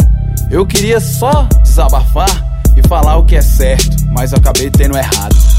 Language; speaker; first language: Portuguese; native; Portuguese